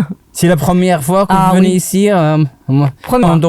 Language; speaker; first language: French; non-native, local second language; Arabic